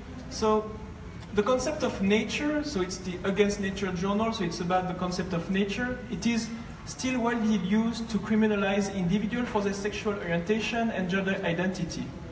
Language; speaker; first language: English; non-native, fluent; French